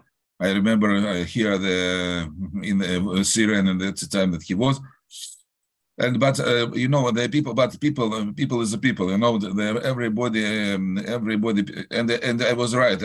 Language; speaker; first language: English; non-native, learner; Russian